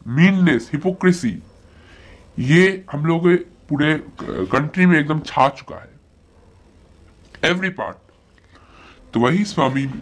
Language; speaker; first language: Hindi; non-native, local second language; Bangla